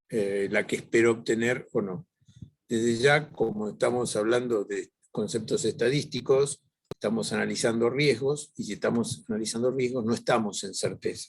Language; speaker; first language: Spanish; native; Spanish